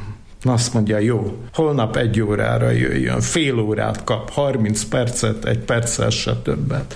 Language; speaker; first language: Hungarian; native; Hungarian